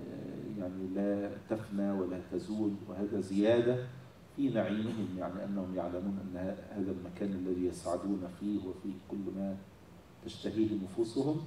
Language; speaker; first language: Arabic; native; Arabic